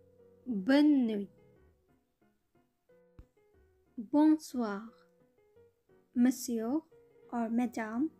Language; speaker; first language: French; non-native, learner; Bangla